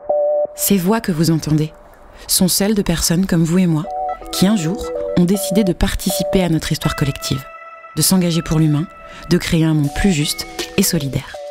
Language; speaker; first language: French; native; French